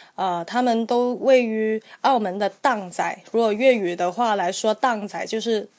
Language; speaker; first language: Chinese; non-native, local second language; Cantonese